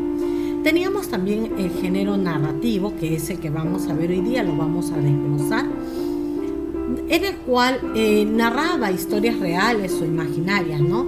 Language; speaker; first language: Spanish; native; Spanish